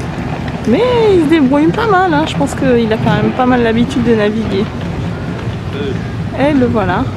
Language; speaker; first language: French; native; French